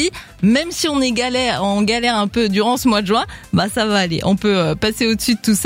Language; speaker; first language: French; native; French